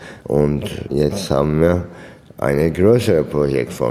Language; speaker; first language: German; non-native, fluent; Turkish